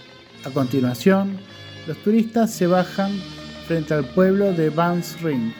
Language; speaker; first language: Spanish; non-native, fluent; Indonesian